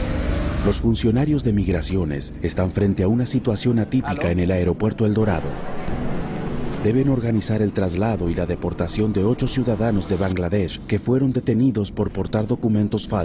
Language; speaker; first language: Spanish; native; Spanish